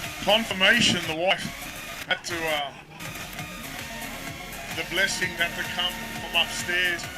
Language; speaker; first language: English; native; English